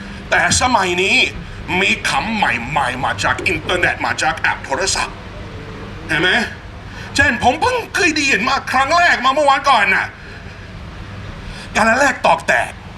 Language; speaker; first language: Thai; non-native, fluent; English